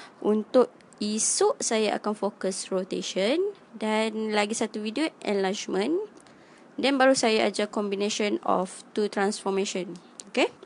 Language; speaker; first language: Malay; native; Malay